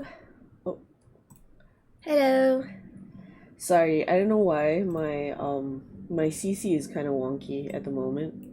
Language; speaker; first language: English; non-native, learner; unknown